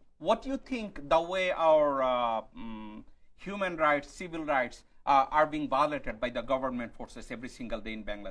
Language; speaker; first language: English; non-native, fluent; Bangla